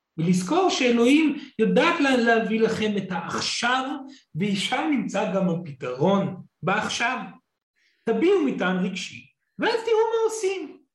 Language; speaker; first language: Hebrew; non-native, fluent; English